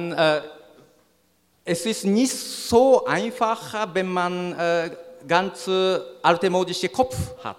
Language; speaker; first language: German; non-native, learner; Japanese